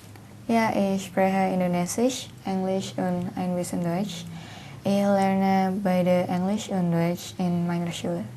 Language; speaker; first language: German; non-native, learner; Indonesian